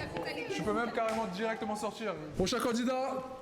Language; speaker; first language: French; native; French